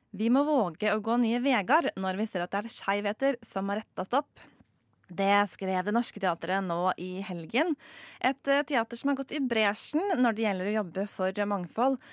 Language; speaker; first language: Norwegian; native; Norwegian